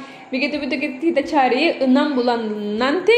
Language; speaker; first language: Indonesian; non-native, learner; Turkish